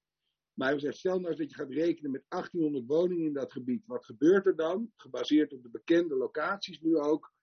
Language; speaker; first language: Dutch; native; Dutch